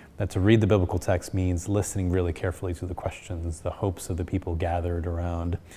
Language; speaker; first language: English; early bilingual, other home language; Spanish